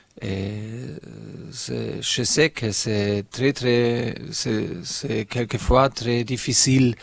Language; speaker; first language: French; non-native, learner; German